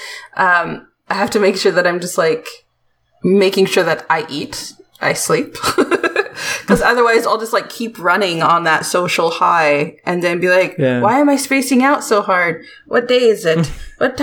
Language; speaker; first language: English; native; English